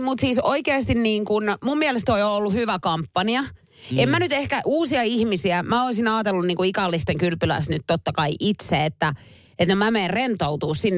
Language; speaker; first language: Finnish; native; Finnish